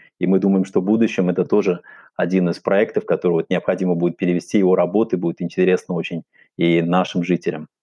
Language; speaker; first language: Russian; non-native, local second language; Uzbek